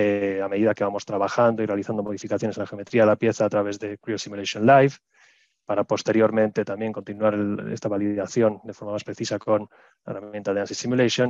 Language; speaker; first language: Spanish; native; Spanish